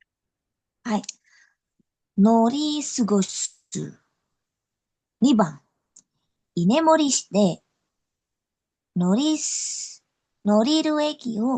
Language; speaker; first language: Japanese; non-native, learner; Indonesian